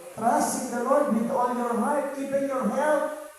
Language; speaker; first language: English; non-native, local second language; Filipino